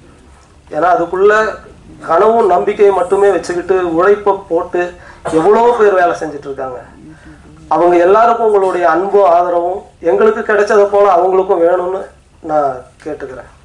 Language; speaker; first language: Tamil; native; Tamil